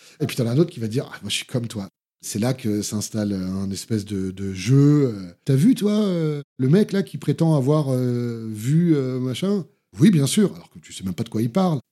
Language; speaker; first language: French; native; French